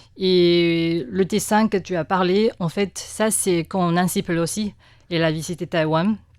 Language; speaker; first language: French; non-native, fluent; Chinese